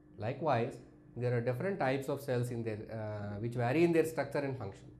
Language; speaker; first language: English; non-native, local second language; Telugu